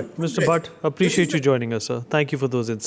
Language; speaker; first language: English; non-native, local second language; Hindi